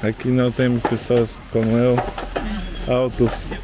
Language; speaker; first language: Portuguese; non-native, learner; Russian